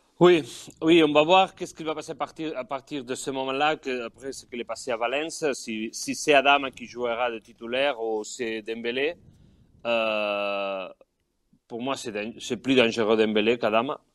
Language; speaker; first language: French; non-native, fluent; Catalan